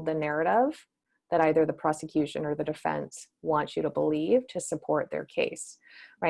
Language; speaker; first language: English; native; English